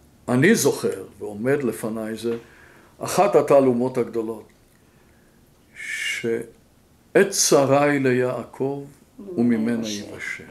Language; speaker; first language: Hebrew; non-native, fluent; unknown